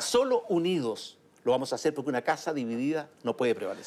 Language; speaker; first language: Spanish; native; Spanish